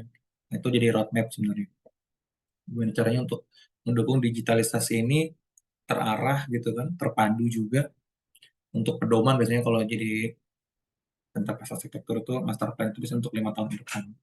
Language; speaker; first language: Indonesian; native; Indonesian